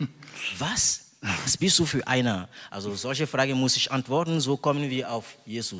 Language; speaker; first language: German; non-native, fluent; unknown